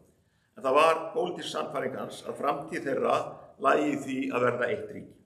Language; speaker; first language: Icelandic; native; Icelandic